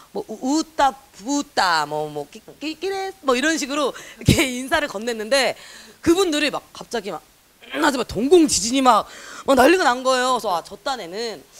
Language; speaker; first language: Korean; native; Korean